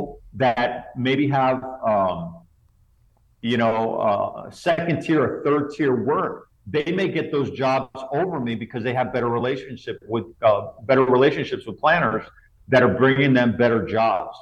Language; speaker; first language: English; native; English